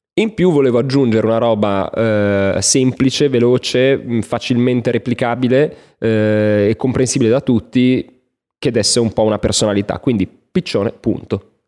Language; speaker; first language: Italian; native; Italian